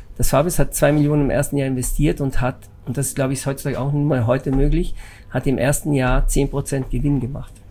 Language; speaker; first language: German; non-native, fluent; Italian